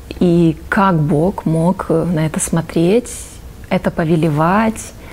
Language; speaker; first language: Russian; native; Russian